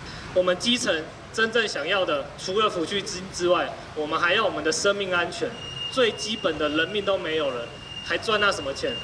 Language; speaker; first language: Chinese; native; Chinese